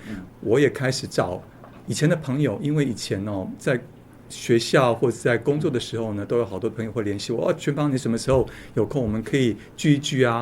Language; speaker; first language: Chinese; native; Chinese